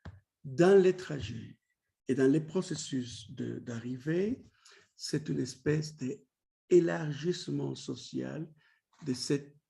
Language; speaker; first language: French; non-native, fluent; Spanish